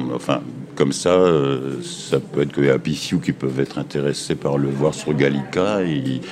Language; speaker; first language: French; native; French